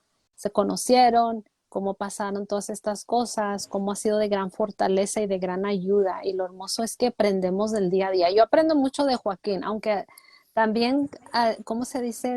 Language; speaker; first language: Spanish; native; Spanish